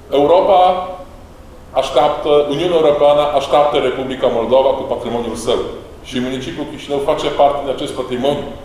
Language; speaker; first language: Romanian; non-native, fluent; Polish